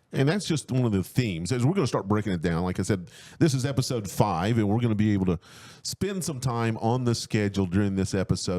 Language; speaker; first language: English; native; English